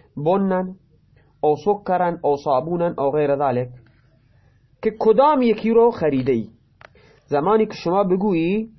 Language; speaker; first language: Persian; non-native, local second language; Baluchi